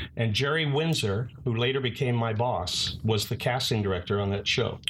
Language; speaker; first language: English; native; English